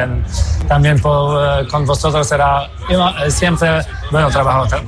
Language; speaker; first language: Spanish; non-native, fluent; Polish